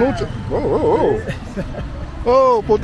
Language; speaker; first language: Spanish; non-native, learner; English